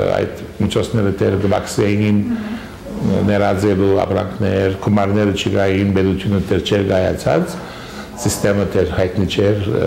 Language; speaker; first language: Armenian; early bilingual, heritage; Armenian